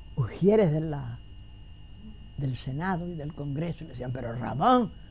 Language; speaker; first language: Spanish; native; Spanish